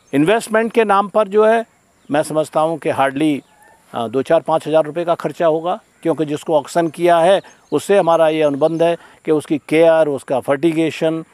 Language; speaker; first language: Hindi; native; Hindi